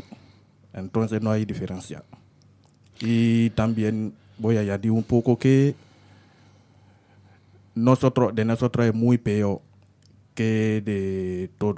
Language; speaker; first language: Spanish; non-native, learner; French